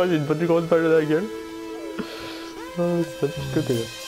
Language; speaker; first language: French; native; French